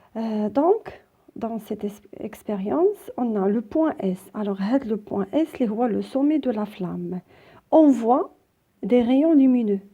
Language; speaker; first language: French; non-native, local second language; Arabic